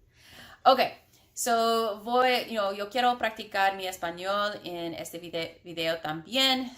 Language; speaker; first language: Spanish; non-native, learner; English